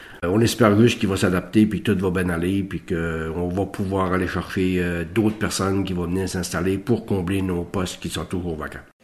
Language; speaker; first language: French; native; French